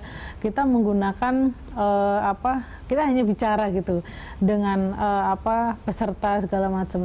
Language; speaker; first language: Indonesian; native; Indonesian